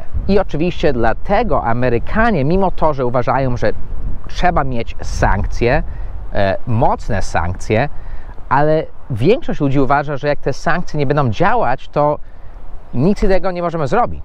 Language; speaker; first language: Polish; non-native, fluent; English